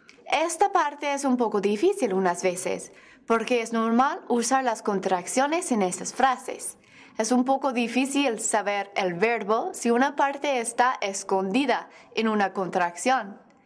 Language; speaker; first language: Spanish; non-native, fluent; English